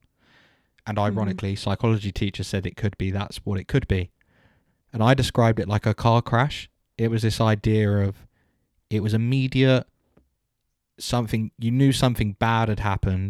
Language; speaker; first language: English; native; English